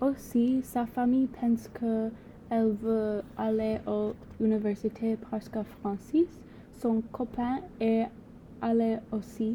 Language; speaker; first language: French; non-native, learner; English